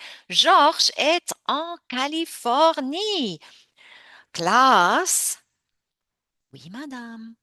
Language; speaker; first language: French; non-native, fluent; English